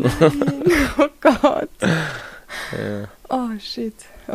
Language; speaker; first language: German; native; German